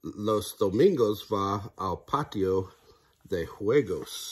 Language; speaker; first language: Spanish; non-native, learner; English